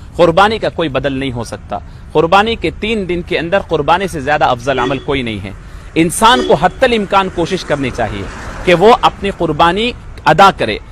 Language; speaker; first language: Urdu; native; Urdu